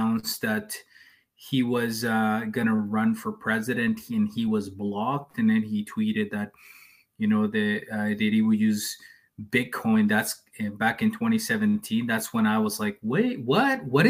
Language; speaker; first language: English; non-native, fluent; Spanish